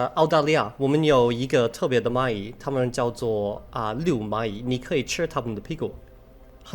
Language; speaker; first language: Chinese; non-native, fluent; English